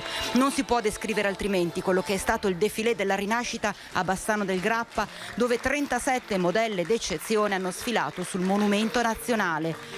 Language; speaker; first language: Italian; native; Italian